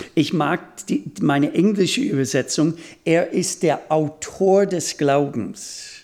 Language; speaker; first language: German; non-native, fluent; English